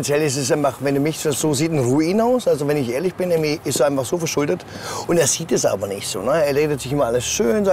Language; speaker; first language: German; native; German